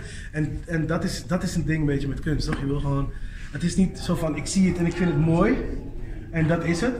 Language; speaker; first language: Dutch; native; Dutch